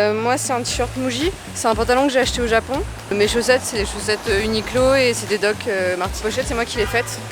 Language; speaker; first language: French; native; French